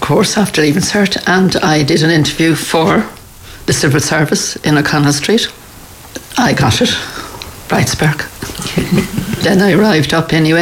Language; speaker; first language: English; native; English